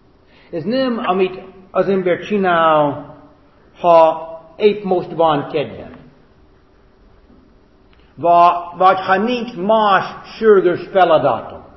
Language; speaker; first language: Hungarian; non-native, fluent; English